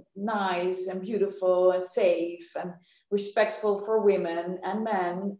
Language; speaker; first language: English; non-native, fluent; Dutch